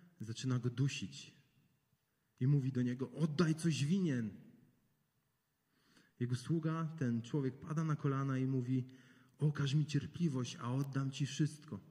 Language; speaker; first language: Polish; native; Polish